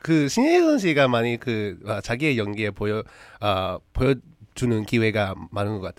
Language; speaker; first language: Korean; non-native, learner; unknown